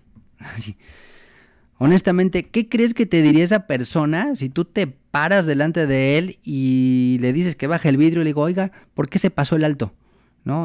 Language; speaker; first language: Spanish; native; Spanish